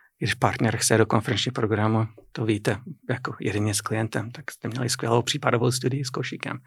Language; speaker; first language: Czech; non-native, fluent; English